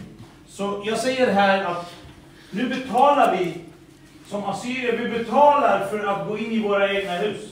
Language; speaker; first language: Swedish; early bilingual, other home language; Assyrian Neo-Aramaic